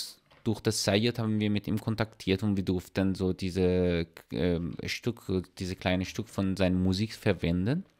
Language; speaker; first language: German; non-native, learner; Persian